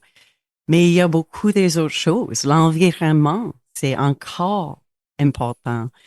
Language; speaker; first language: French; non-native, local second language; English